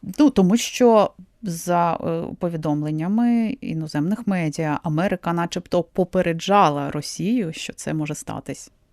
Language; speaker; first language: Ukrainian; native; Ukrainian